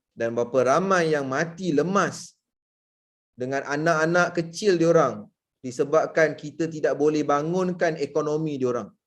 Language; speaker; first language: Malay; native; Malay